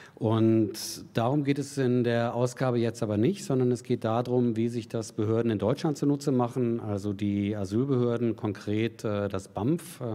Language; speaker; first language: German; native; German